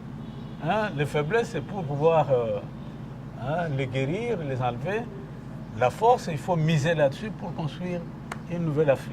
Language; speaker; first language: French; non-native, local second language; Luba-Lulua